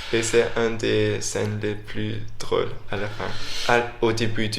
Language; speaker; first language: French; non-native, fluent; English